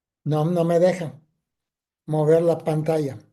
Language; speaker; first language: Spanish; non-native, fluent; English